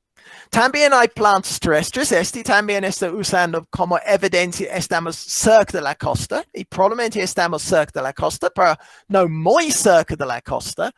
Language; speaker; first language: Spanish; non-native, fluent; English